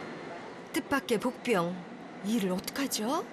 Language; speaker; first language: Korean; native; Korean